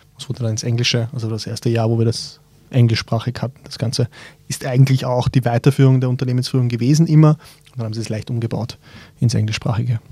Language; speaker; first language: German; early bilingual, other home language; Bosnian